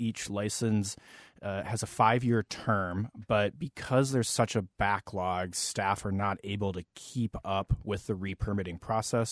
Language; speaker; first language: English; native; English